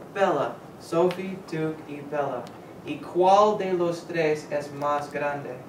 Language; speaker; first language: Spanish; non-native, fluent; English